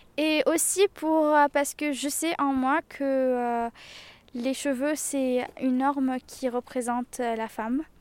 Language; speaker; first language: French; non-native, local second language; Arabic